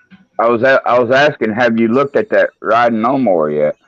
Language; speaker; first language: English; native; English